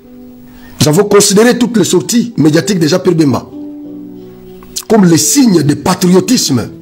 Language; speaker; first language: French; non-native, local second language; Lingala